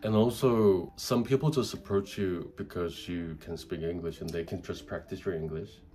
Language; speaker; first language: English; non-native, fluent; Korean